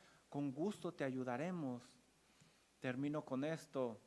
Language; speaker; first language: Spanish; native; Spanish